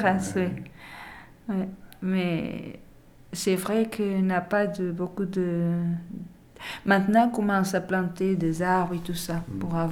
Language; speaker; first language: French; non-native, learner; Portuguese